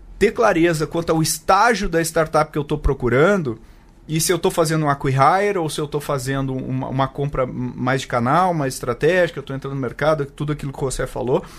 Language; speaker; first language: Portuguese; native; Portuguese